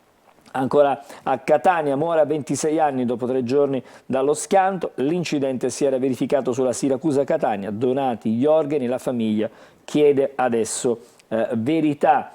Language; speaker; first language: Italian; native; Italian